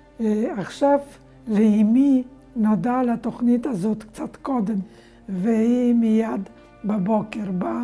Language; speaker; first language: Hebrew; non-native, fluent; Polish